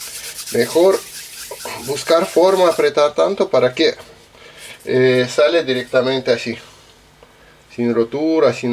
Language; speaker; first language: Spanish; non-native, learner; Russian